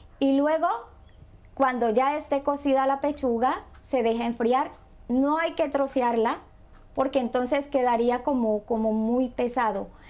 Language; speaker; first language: Spanish; native; Spanish